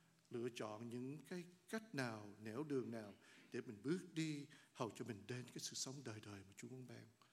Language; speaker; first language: Vietnamese; native; Vietnamese